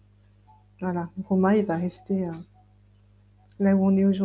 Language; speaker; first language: French; native; French